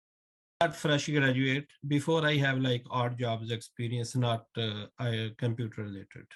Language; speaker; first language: English; non-native, learner; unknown